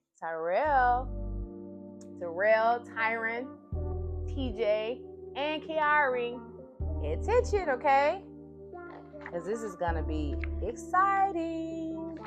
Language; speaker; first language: English; native; English